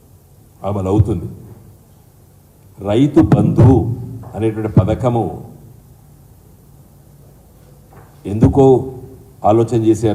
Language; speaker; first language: Telugu; native; Telugu